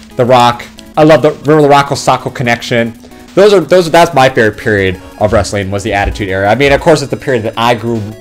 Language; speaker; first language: English; native; English